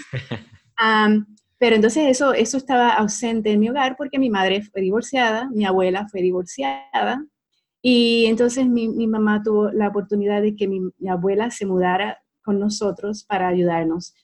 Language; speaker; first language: Spanish; native; Spanish